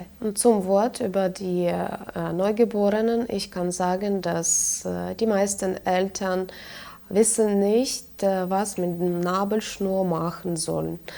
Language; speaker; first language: German; non-native, fluent; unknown